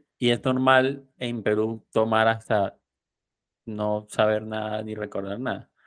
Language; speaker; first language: Spanish; native; Spanish